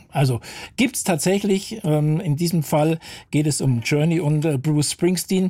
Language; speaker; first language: German; native; German